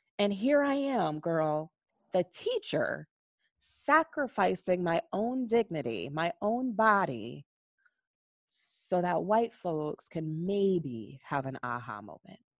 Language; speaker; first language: English; native; English